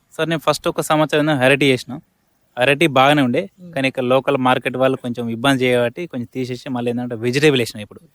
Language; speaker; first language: Telugu; native; Telugu